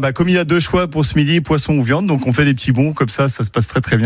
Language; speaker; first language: French; native; French